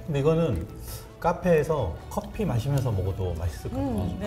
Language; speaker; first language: Korean; native; Korean